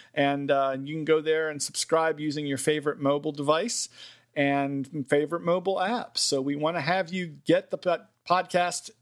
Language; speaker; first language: English; native; English